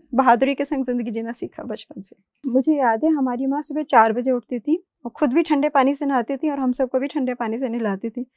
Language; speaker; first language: Hindi; native; Hindi